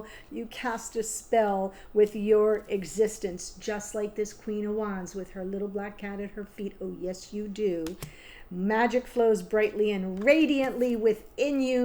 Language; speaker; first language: English; native; English